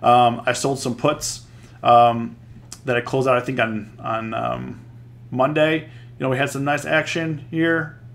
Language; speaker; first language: English; native; English